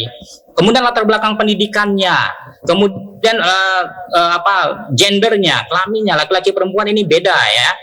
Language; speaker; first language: Indonesian; native; Indonesian